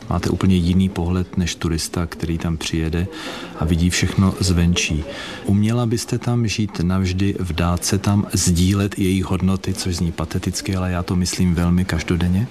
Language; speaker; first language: Czech; native; Czech